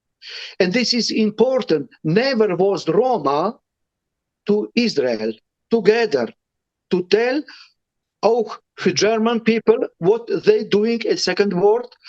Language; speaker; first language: English; non-native, learner; Romany